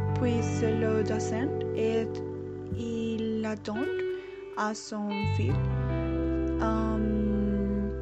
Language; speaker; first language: French; non-native, learner; Spanish